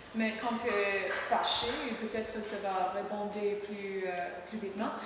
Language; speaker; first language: French; non-native, learner; English